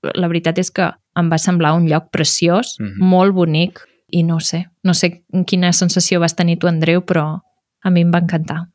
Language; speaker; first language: Catalan; native; Catalan